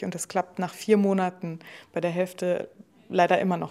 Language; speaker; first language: German; native; German